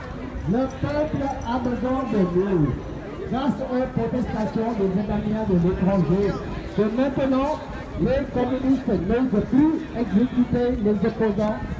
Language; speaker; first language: French; non-native, fluent; Vietnamese